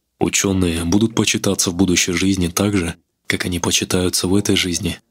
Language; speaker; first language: Russian; non-native, local second language; Kazakh